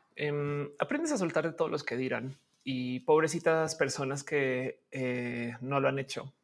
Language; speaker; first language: Spanish; native; Spanish